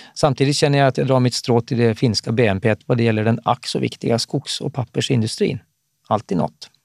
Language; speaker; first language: Swedish; native; Swedish